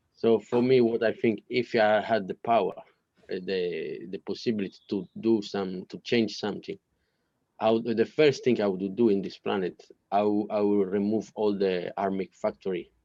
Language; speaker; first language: English; non-native, learner; Italian